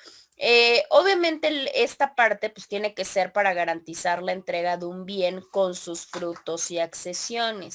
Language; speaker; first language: Spanish; native; Spanish